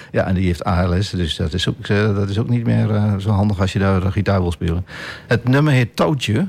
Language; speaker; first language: Dutch; native; Dutch